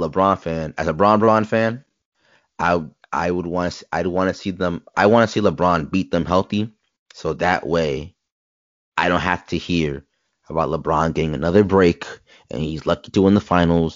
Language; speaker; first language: English; native; English